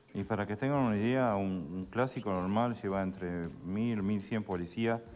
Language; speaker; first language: Spanish; native; Spanish